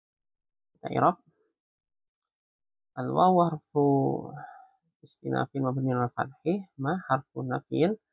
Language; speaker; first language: Arabic; non-native, fluent; Indonesian